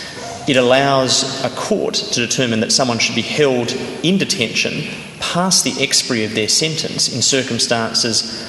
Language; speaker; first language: English; native; English